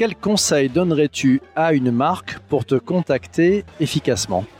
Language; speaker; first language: French; native; French